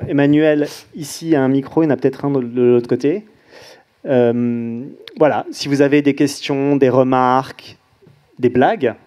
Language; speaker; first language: French; native; French